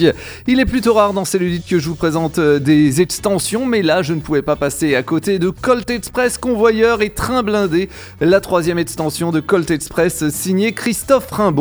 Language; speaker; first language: French; native; French